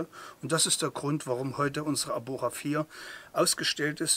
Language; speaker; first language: German; native; German